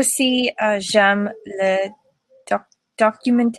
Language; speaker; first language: French; non-native, learner; English